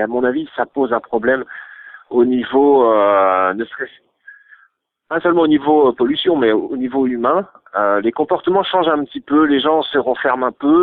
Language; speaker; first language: French; native; French